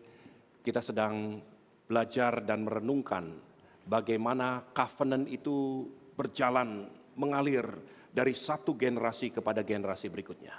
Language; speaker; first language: Indonesian; native; Indonesian